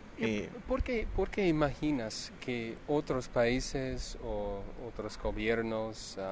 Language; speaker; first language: Spanish; non-native, learner; English